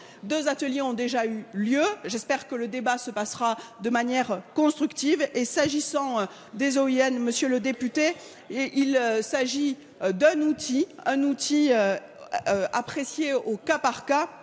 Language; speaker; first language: French; native; French